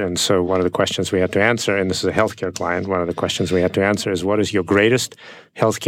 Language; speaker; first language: English; non-native, fluent; Russian